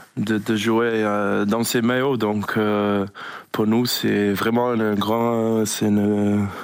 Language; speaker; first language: French; non-native, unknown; English